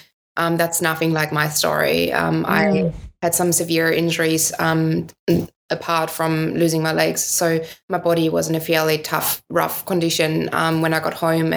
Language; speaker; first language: English; non-native, fluent; German